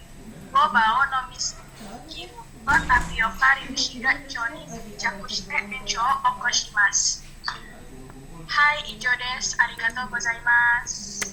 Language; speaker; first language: Japanese; non-native, learner; Indonesian